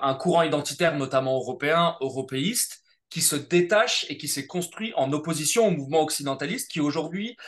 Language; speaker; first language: French; native; French